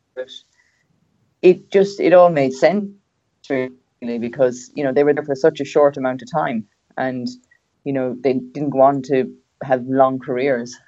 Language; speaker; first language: English; native; English